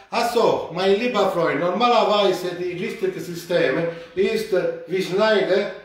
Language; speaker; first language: German; non-native, learner; Italian